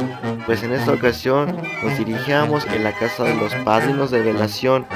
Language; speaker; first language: Spanish; native; Spanish